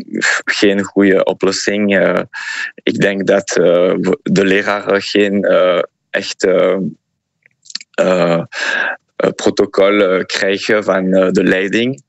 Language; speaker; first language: Dutch; non-native, fluent; French